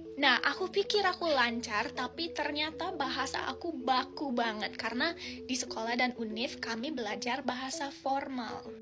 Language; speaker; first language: Indonesian; non-native, fluent; English